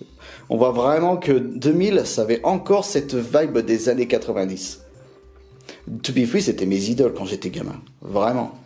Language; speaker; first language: French; native; French